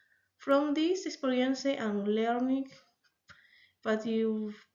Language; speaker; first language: English; non-native, learner; Spanish